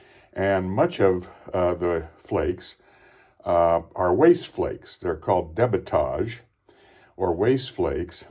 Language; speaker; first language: English; native; English